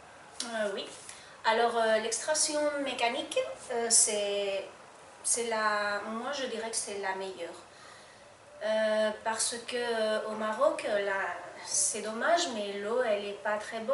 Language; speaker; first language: French; non-native, fluent; Spanish